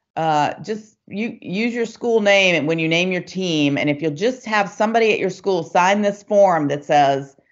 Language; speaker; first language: English; native; English